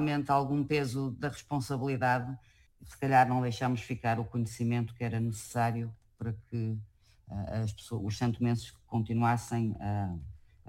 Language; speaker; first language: Portuguese; native; Portuguese